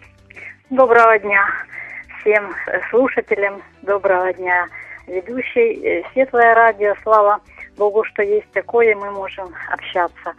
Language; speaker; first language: Ukrainian; non-native, local second language; Russian